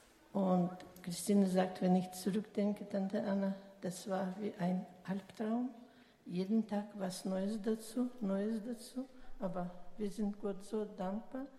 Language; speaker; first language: German; non-native, local second language; Russian